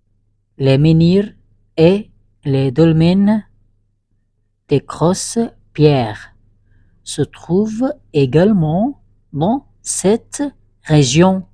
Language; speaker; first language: French; non-native, fluent; Arabic